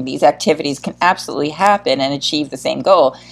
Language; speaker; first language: English; native; English